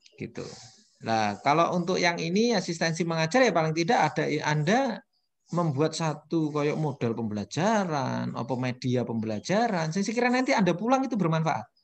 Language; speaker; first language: Indonesian; non-native, local second language; Javanese